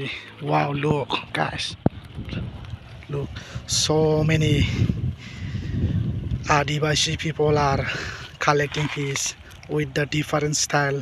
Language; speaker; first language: English; non-native, local second language; Assamese